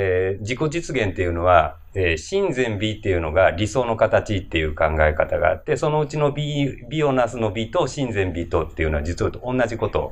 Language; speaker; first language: Japanese; native; Japanese